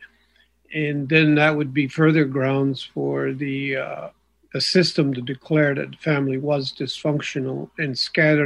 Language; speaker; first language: English; native; English